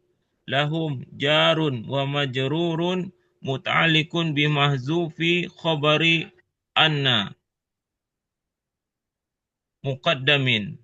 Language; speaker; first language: Arabic; non-native, learner; Indonesian